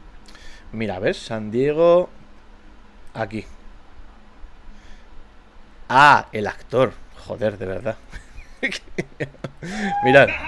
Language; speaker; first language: Spanish; native; Spanish